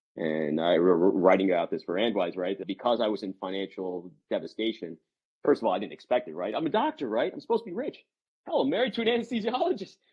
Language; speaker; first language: English; native; English